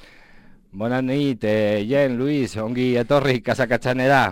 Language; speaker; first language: Spanish; native; Spanish